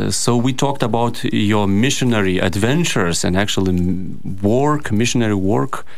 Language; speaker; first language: English; non-native, fluent; Lithuanian